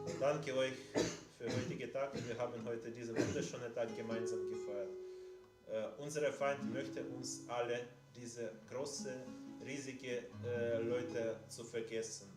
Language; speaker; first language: German; non-native, learner; Ukrainian